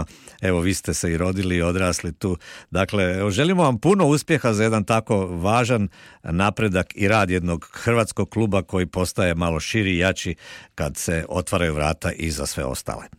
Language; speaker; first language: Serbian; native; Serbian